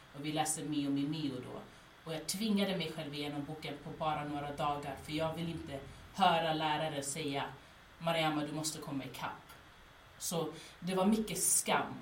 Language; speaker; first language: Swedish; early bilingual, other home language; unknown